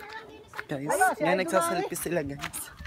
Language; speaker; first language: Filipino; native; Filipino